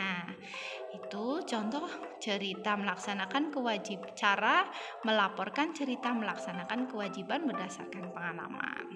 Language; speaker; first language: Indonesian; native; Indonesian